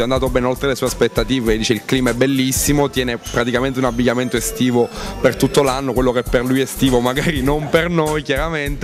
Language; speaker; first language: Italian; native; Italian